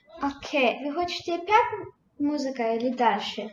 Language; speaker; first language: Russian; early bilingual, heritage; Russian